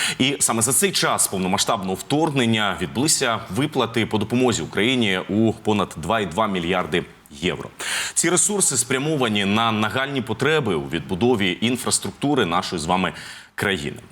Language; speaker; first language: Ukrainian; native; Ukrainian